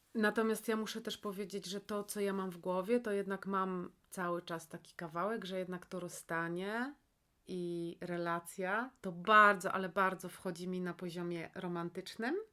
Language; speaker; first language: Polish; native; Polish